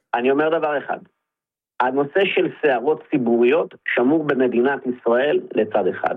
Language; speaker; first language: Hebrew; native; Hebrew